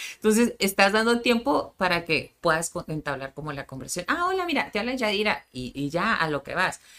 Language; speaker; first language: Spanish; native; Spanish